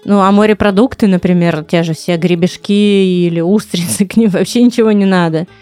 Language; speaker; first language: Russian; native; Russian